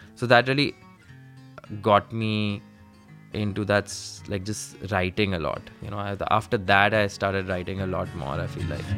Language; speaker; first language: English; non-native, local second language; Hindi